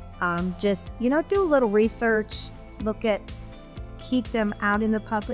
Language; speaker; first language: English; native; English